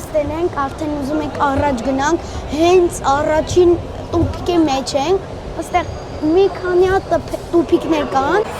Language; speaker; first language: Armenian; early bilingual, heritage; Armenian